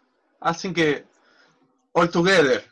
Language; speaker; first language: English; non-native, learner; Spanish